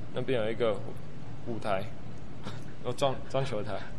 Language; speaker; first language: Chinese; native; Chinese